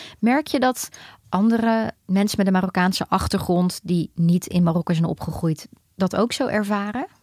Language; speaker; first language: Dutch; native; Dutch